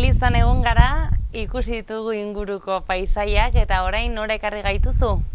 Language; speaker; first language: Basque; native; Basque